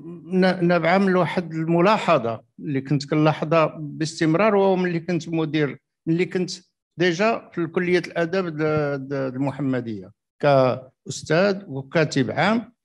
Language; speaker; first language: Arabic; native; Arabic